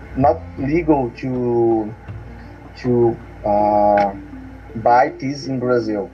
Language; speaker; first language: English; non-native, learner; Portuguese